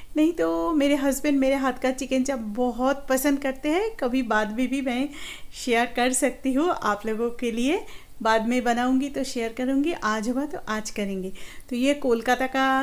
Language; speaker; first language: Hindi; non-native, local second language; Bangla